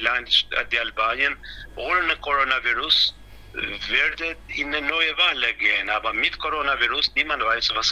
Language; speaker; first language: German; non-native, learner; Albanian